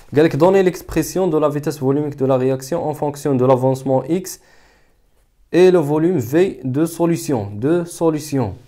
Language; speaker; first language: French; non-native, local second language; Arabic